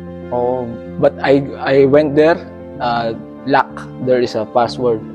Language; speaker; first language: English; non-native, learner; Filipino